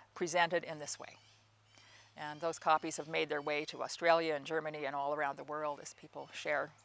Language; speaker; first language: English; native; English